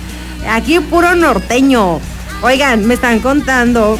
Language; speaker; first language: Spanish; native; Spanish